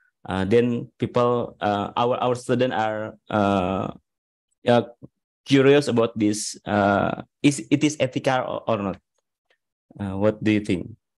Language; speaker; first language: English; non-native, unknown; Indonesian